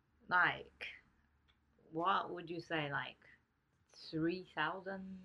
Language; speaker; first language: English; non-native, fluent; Japanese